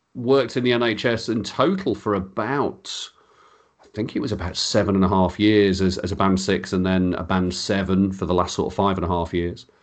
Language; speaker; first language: English; native; English